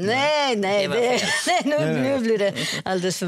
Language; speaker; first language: Swedish; non-native, fluent; Polish